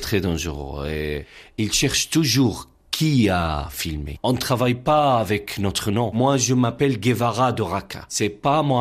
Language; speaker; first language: French; non-native, learner; Arabic